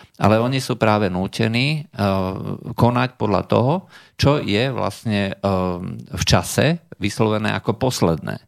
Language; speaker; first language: Slovak; native; Slovak